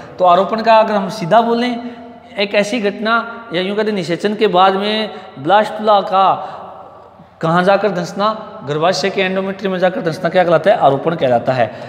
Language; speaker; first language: Hindi; native; Hindi